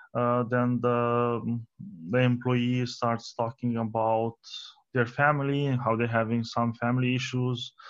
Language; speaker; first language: English; non-native, fluent; Romanian